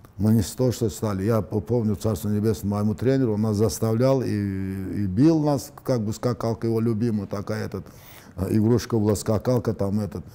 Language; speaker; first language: Russian; native; Russian